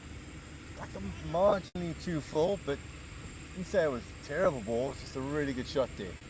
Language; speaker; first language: English; native; English